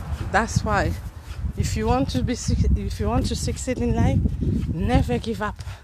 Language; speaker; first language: English; non-native, fluent; Haitian Creole